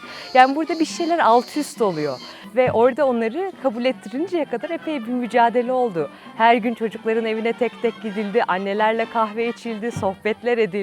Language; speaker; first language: Turkish; native; Turkish